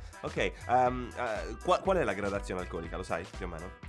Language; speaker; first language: Italian; native; Italian